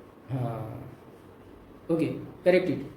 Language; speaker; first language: English; non-native, local second language; Hindi